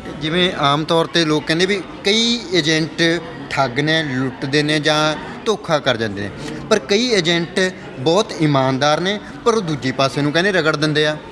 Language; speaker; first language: Punjabi; native; Punjabi